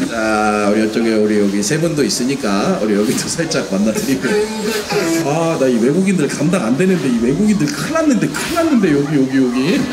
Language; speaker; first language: Korean; native; Korean